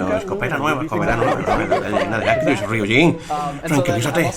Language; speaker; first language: Spanish; native; Spanish